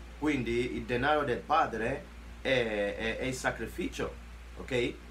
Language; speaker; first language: Italian; non-native, fluent; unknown